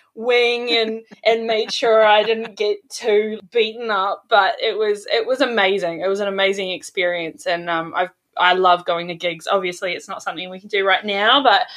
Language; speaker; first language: English; native; English